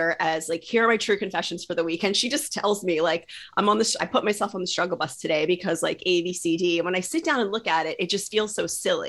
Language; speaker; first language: English; native; English